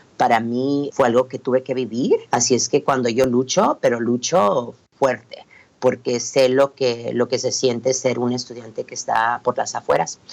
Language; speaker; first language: Spanish; early bilingual, heritage; Spanish